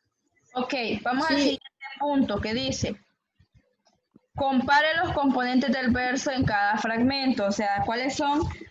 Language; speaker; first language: Spanish; native; Spanish